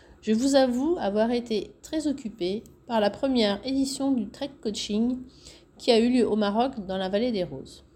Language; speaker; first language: French; native; French